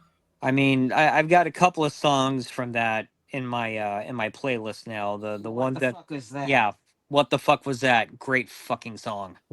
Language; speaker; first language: English; native; English